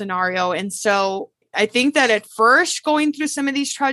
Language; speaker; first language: English; early bilingual, other home language; Spanish